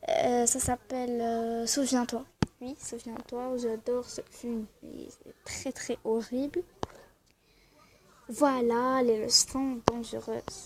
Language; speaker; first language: French; non-native, learner; Arabic